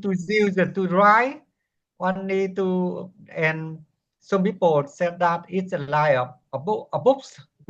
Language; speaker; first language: English; non-native, learner; Vietnamese